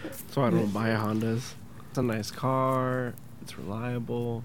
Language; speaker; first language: English; early bilingual, other home language; Spanish